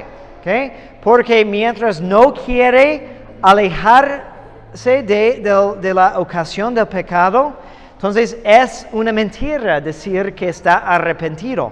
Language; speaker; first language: Spanish; non-native, fluent; English